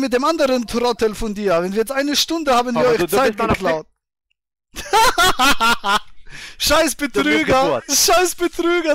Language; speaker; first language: German; native; German